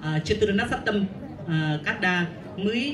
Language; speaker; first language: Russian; non-native, learner; Vietnamese